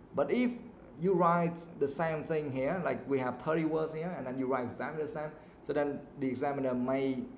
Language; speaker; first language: English; non-native, fluent; Vietnamese